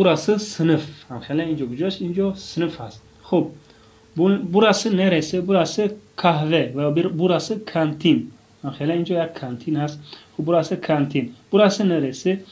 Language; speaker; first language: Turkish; non-native, fluent; Tajik